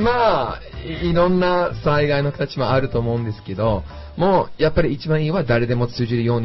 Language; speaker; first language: Japanese; non-native, fluent; English